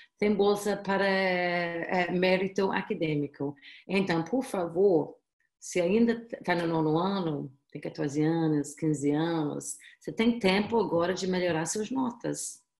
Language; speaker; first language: Portuguese; non-native, fluent; English